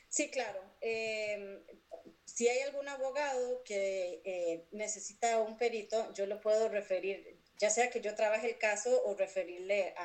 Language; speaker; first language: Spanish; native; Spanish